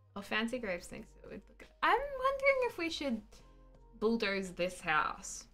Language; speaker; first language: English; native; English